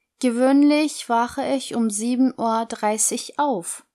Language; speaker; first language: German; non-native, fluent; Turkish